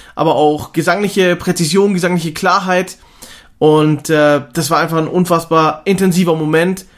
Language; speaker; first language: German; native; German